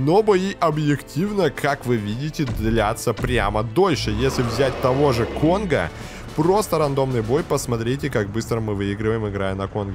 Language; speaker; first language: Russian; native; Russian